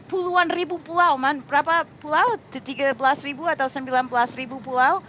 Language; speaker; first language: Malay; non-native, fluent; English